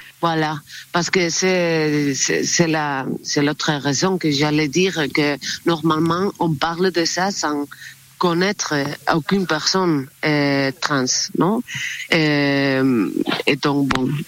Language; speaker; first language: French; non-native, learner; Spanish